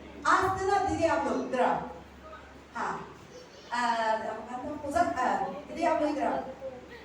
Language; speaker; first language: Hindi; non-native, local second language; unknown